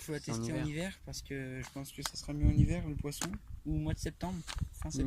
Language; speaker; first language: French; native; French